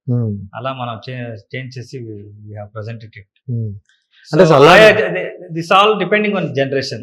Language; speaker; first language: Telugu; non-native, learner; Kannada